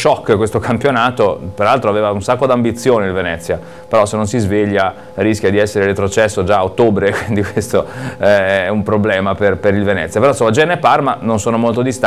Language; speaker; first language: Italian; native; Italian